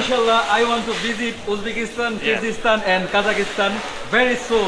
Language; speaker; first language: English; non-native, local second language; Bangla